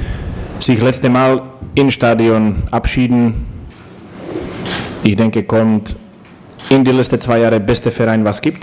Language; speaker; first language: German; non-native, learner; Slovak